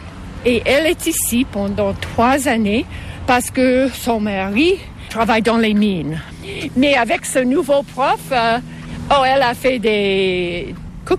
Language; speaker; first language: French; non-native, fluent; English